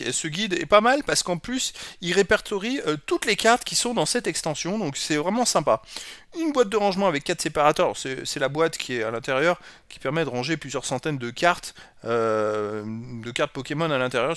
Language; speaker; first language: French; native; French